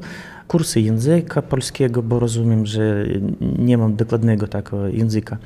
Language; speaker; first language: Polish; non-native, learner; Belarusian